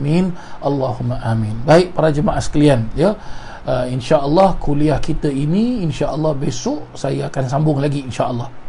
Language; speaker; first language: Malay; native; Malay